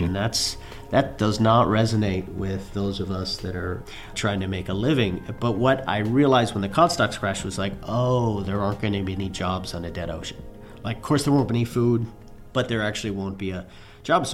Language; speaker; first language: English; native; English